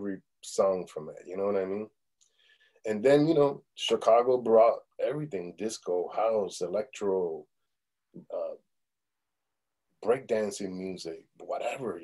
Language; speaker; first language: English; early bilingual, other home language; Spanish